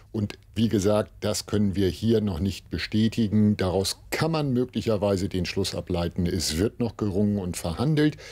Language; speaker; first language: German; native; German